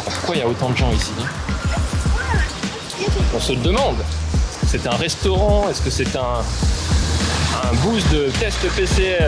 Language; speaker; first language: French; native; French